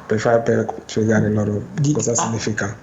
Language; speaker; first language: Italian; non-native, learner; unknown